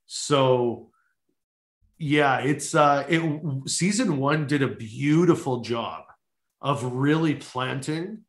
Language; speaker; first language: English; native; English